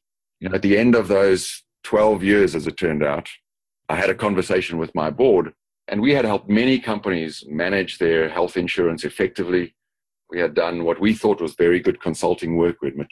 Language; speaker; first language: English; native; English